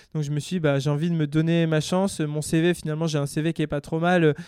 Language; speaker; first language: French; native; French